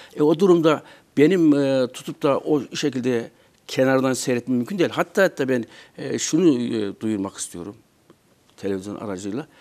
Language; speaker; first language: Turkish; native; Turkish